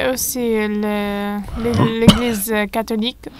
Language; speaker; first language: French; non-native, fluent; Arabic